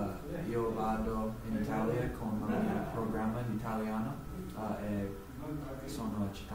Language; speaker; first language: Italian; non-native, learner; English